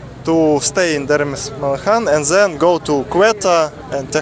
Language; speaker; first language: English; non-native, learner; Russian